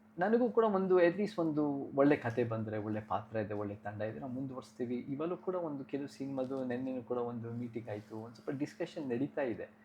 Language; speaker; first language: Kannada; early bilingual, heritage; Kannada